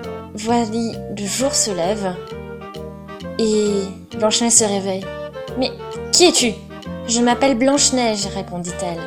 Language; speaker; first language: French; non-native, fluent; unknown